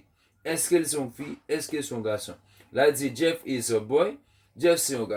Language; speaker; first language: French; non-native, local second language; Haitian Creole